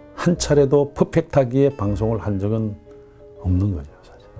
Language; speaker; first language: Korean; native; Korean